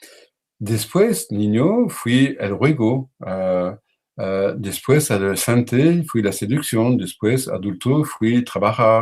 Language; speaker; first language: Spanish; non-native, learner; French